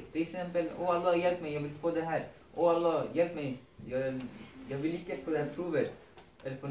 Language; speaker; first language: Swedish; non-native, fluent; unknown